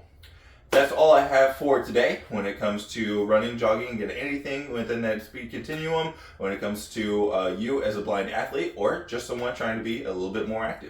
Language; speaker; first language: English; native; English